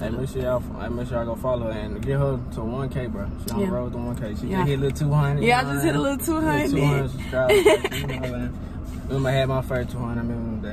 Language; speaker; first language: English; native; English